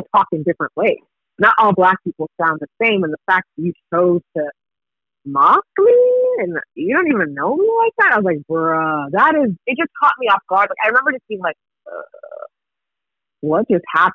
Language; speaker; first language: English; early bilingual, other home language; Swahili